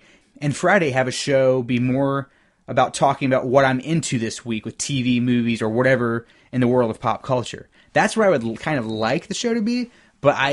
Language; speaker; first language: English; native; English